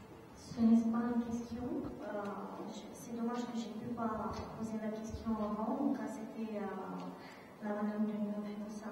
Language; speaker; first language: French; non-native, fluent; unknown